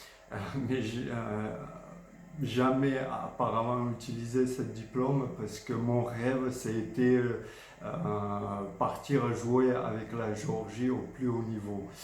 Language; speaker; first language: French; non-native, fluent; Georgian